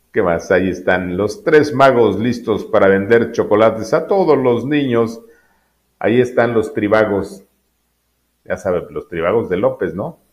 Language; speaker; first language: Spanish; native; Spanish